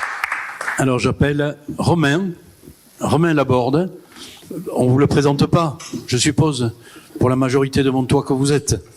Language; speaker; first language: French; native; French